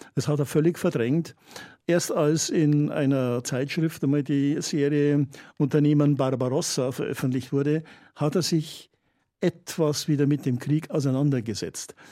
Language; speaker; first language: German; native; German